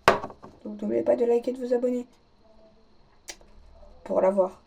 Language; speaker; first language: French; native; French